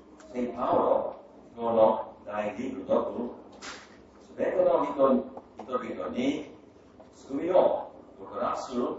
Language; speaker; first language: Japanese; non-native, fluent; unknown